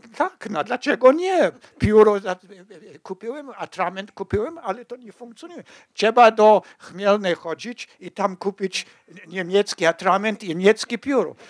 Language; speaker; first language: Polish; non-native, fluent; English